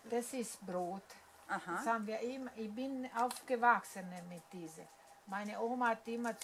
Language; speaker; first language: German; non-native, learner; Italian